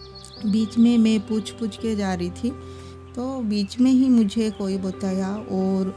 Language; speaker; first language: Hindi; non-native, local second language; Odia